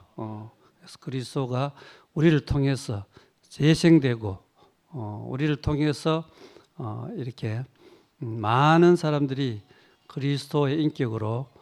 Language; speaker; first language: Korean; native; Korean